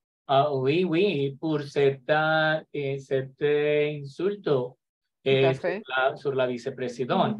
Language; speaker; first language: French; non-native, learner; Spanish